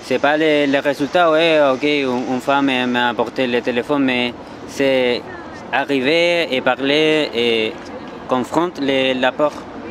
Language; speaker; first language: French; non-native, learner; Spanish